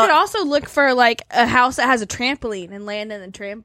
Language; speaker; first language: English; native; English